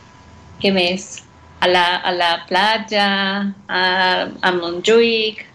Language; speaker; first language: Catalan; non-native, fluent; Spanish